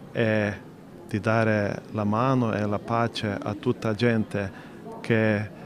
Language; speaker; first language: Italian; non-native, learner; Slovenian